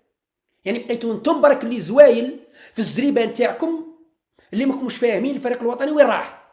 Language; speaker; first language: Arabic; native; Arabic